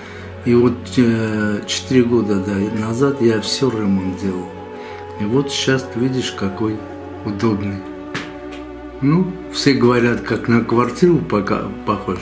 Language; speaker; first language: Russian; non-native, local second language; Armenian